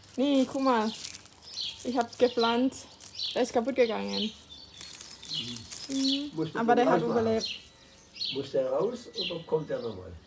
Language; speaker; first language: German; non-native, learner; Thai